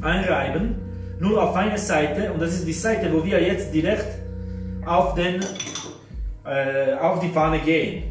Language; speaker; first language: German; non-native, fluent; Italian